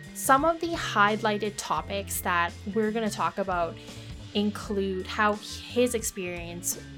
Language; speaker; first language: English; native; English